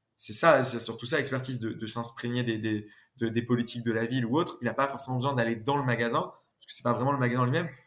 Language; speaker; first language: French; native; French